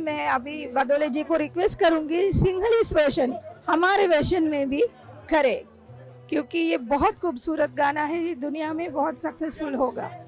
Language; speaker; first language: Hindi; non-native, fluent; Sinhala